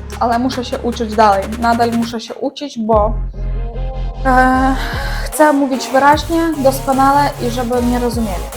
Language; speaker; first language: Polish; non-native, learner; Ukrainian